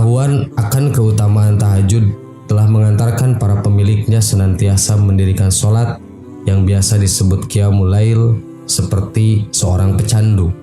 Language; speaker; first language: Indonesian; native; Indonesian